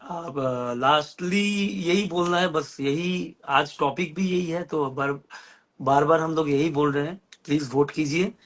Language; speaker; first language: Hindi; non-native, local second language; Bangla